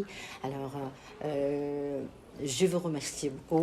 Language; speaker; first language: French; non-native, learner; Kazakh